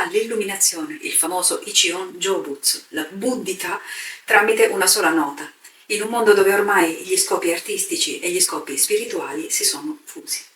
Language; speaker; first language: Italian; native; Italian